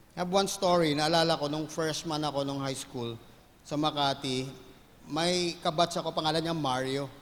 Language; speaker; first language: Filipino; native; Filipino